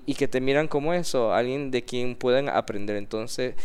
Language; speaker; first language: Spanish; native; Spanish